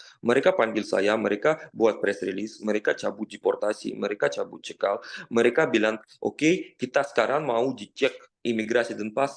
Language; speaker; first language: Indonesian; non-native, fluent; Russian